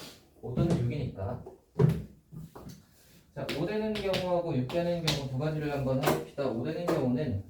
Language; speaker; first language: Korean; native; Korean